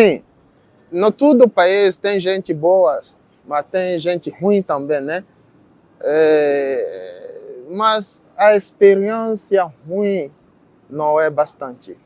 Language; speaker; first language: Portuguese; non-native, learner; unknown